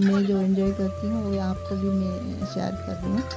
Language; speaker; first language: Hindi; non-native, local second language; Odia